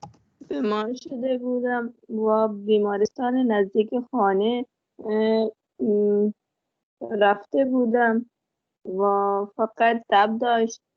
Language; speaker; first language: Persian; non-native, learner; Urdu